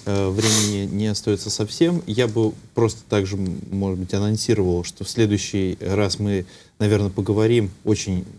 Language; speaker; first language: Russian; native; Russian